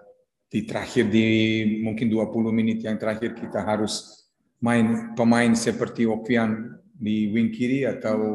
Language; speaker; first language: Indonesian; non-native, fluent; Serbian